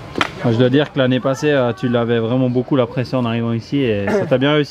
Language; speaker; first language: French; native; French